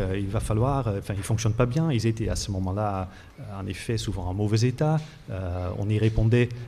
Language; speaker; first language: French; non-native, fluent; Dutch